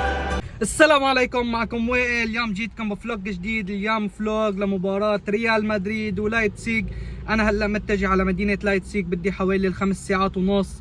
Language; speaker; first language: Arabic; native; Arabic